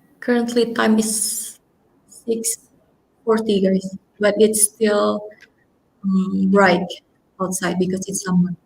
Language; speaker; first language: English; non-native, learner; Indonesian